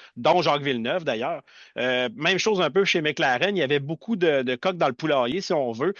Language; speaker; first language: French; native; French